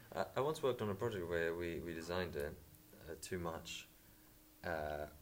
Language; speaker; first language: English; native; English